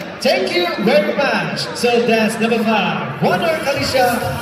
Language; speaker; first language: English; non-native, local second language; Chinese